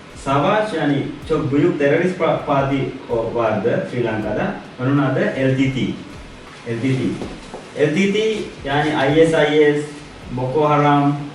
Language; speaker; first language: Turkish; non-native, learner; Sinhala